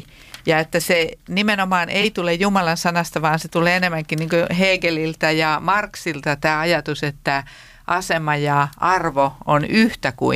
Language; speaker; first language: Finnish; native; Finnish